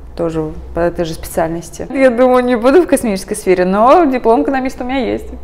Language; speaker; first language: Russian; native; Russian